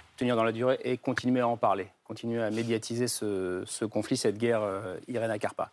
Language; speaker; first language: French; native; French